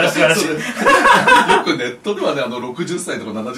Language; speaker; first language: Japanese; native; Japanese